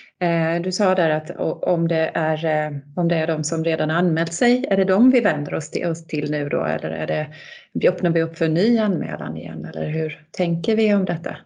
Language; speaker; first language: Swedish; native; Swedish